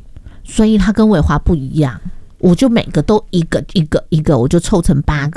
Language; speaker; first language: Chinese; native; Chinese